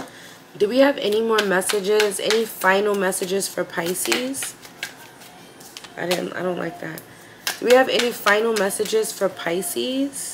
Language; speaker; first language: English; native; English